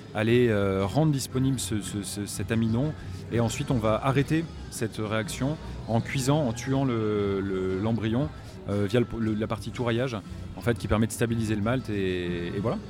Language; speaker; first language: French; native; French